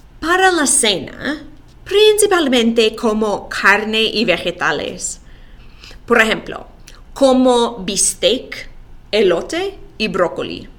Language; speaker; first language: Spanish; non-native, fluent; English